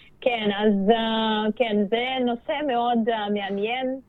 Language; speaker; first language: Hebrew; non-native, fluent; Russian